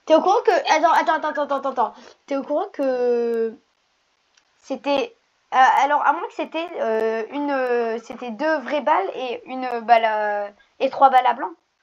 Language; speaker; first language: French; native; French